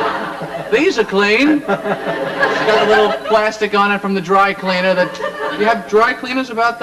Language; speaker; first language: English; native; English